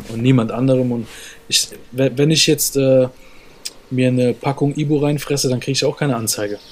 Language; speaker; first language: German; native; German